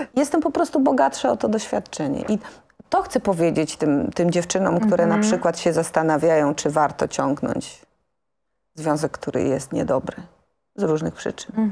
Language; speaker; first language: Polish; native; Polish